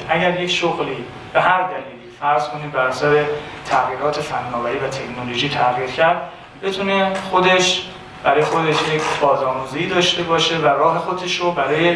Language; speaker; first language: Persian; native; Persian